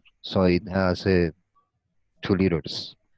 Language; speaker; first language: English; non-native, learner; Spanish